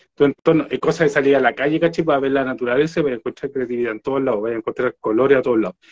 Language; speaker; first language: Spanish; native; Spanish